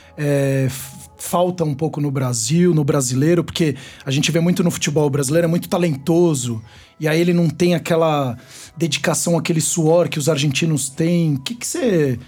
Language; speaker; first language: Portuguese; native; Portuguese